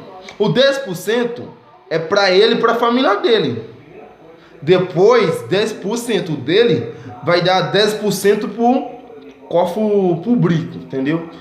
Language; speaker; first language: Portuguese; non-native, fluent; Haitian Creole